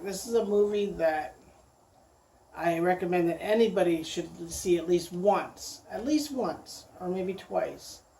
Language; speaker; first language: English; native; English